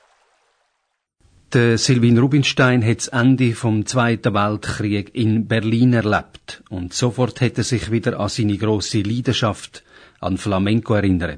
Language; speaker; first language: German; native; German